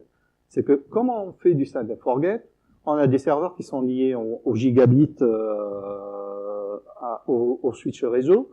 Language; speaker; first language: French; native; French